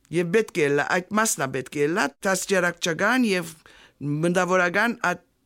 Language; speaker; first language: Armenian; early bilingual, heritage; Armenian